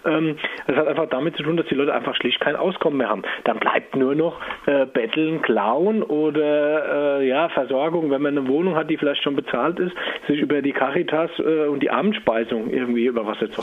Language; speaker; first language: German; native; German